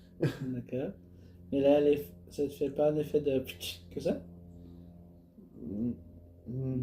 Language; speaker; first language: French; native; French